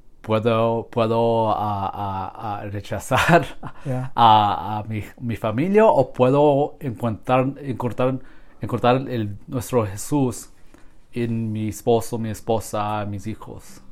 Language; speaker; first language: Spanish; non-native, learner; English